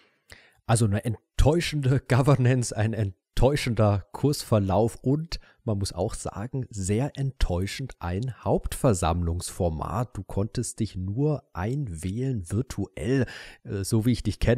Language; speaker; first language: German; native; German